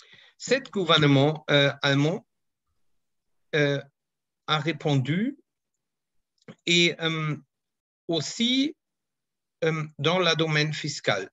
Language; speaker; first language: French; non-native, fluent; German